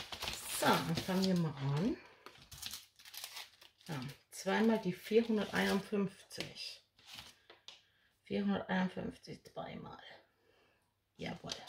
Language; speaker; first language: German; native; German